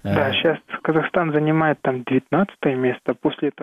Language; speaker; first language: Russian; non-native, local second language; Kazakh